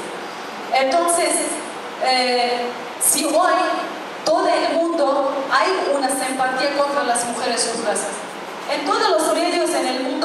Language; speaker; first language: Spanish; non-native, fluent; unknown